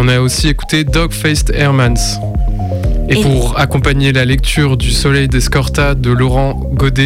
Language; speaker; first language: French; native; French